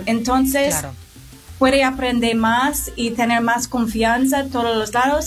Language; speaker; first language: Spanish; non-native, fluent; English